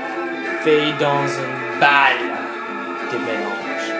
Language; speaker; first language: French; non-native, learner; English